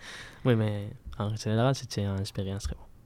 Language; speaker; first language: French; non-native, learner; Spanish